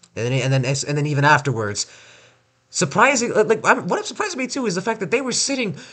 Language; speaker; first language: English; native; English